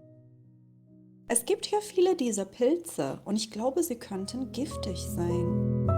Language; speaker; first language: German; non-native, fluent; Persian